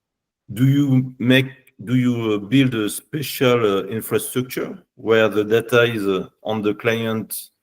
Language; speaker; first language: English; non-native, learner; French